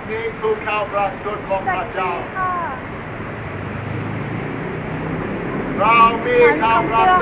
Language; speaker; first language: Thai; non-native, learner; English